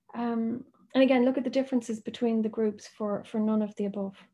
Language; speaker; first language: English; native; English